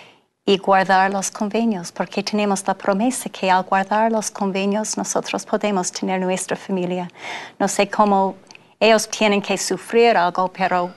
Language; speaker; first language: Spanish; non-native, fluent; English